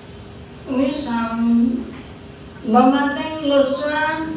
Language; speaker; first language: French; non-native, learner; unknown